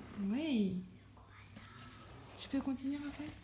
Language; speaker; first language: French; native; French